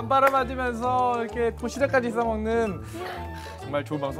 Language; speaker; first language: Korean; native; Korean